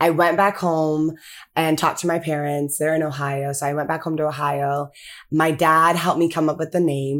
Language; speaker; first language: English; early bilingual, other home language; Akan